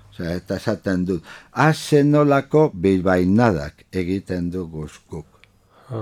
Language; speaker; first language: Basque; non-native, local second language; Spanish